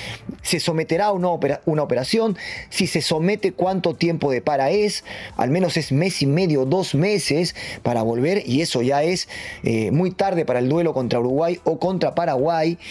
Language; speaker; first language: Spanish; native; Spanish